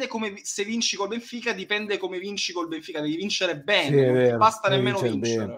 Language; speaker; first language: Italian; native; Italian